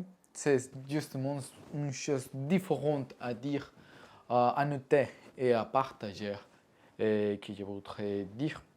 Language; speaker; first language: French; non-native, learner; Spanish